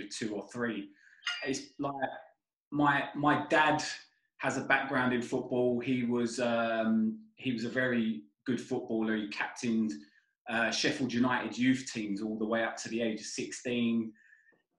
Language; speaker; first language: English; native; English